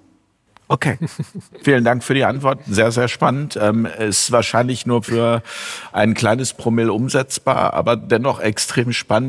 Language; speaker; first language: German; native; German